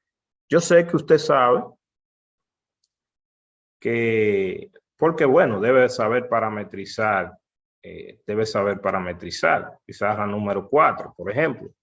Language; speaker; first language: Spanish; native; Spanish